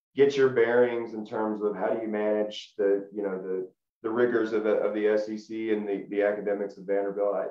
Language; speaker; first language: English; native; English